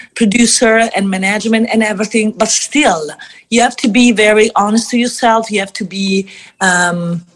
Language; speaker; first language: English; non-native, fluent; Italian